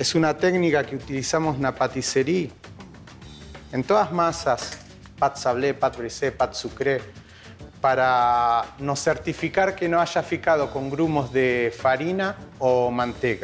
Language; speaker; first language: Portuguese; non-native, fluent; Spanish